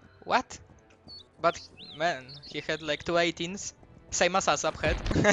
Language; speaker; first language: English; non-native, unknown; Polish